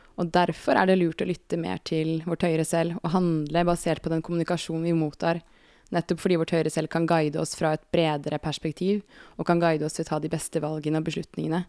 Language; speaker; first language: Norwegian; native; Norwegian